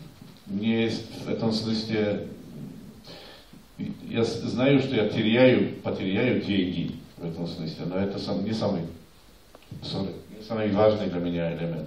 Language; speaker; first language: Russian; non-native, fluent; Polish